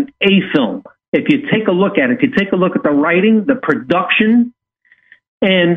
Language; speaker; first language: English; native; English